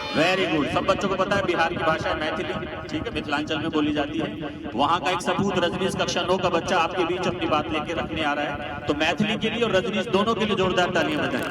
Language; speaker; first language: Hindi; native; Hindi